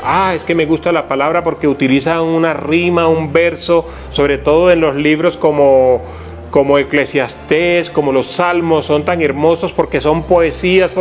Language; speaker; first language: Spanish; native; Spanish